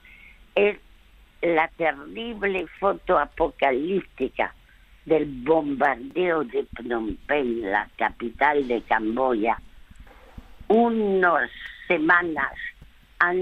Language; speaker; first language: Spanish; early bilingual, other home language; French